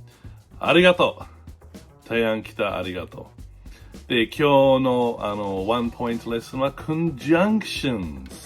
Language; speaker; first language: Japanese; non-native, fluent; English